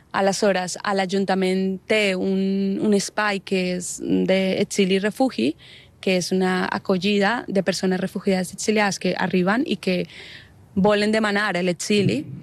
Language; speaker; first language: Catalan; non-native, fluent; Spanish